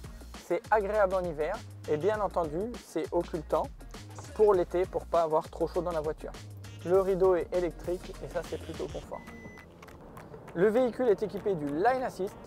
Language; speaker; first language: French; native; French